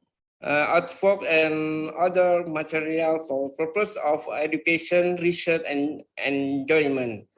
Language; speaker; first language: English; non-native, fluent; Indonesian